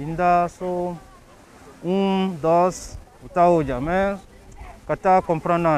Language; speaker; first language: Portuguese; non-native, local second language; Kabuverdianu